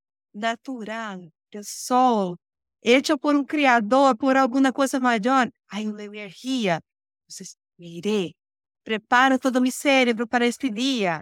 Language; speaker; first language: Spanish; non-native, learner; Portuguese